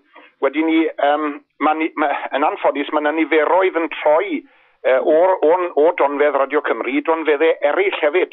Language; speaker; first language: Welsh; native; Welsh